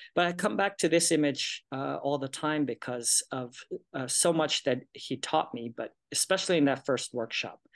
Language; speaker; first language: English; early bilingual, other home language; Japanese